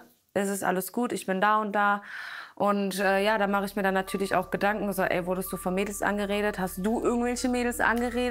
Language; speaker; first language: German; native; German